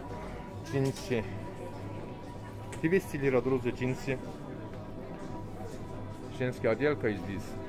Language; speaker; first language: Russian; non-native, learner; Turkish